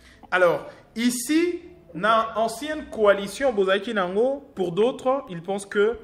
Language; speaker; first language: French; non-native, local second language; Lingala